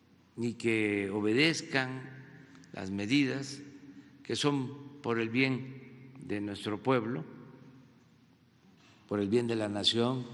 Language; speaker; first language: Spanish; native; Spanish